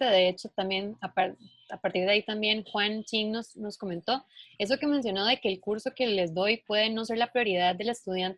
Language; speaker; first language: Spanish; native; Spanish